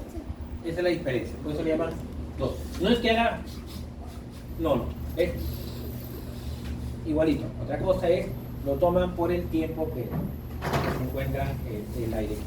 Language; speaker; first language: Spanish; native; Spanish